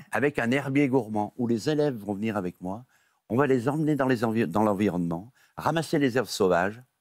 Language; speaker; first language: French; native; French